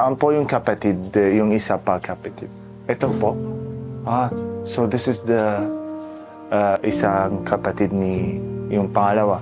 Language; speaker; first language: Filipino; non-native, learner; Arabic